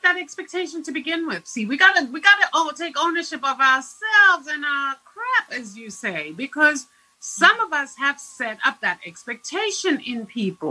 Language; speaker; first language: English; non-native, local second language; Shona